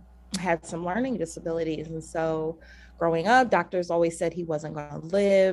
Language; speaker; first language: English; native; English